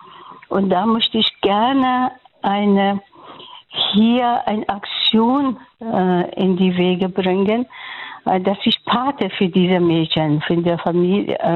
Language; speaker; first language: German; non-native, fluent; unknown